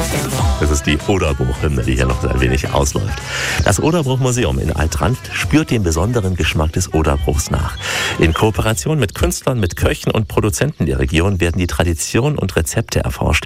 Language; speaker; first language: German; native; German